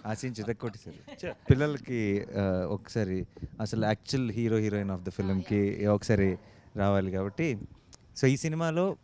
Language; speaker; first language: Telugu; native; Telugu